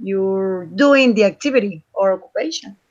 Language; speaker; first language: English; non-native, learner; Spanish